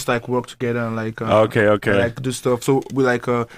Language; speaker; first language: English; non-native, local second language; Yoruba